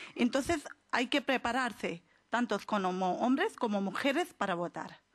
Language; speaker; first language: Spanish; non-native, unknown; Urdu